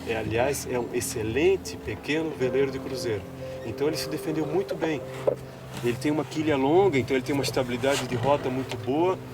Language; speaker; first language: Portuguese; native; Portuguese